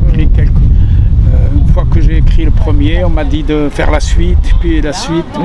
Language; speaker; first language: French; non-native, local second language; Arabic